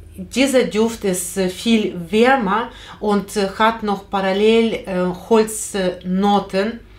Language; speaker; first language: German; non-native, fluent; Russian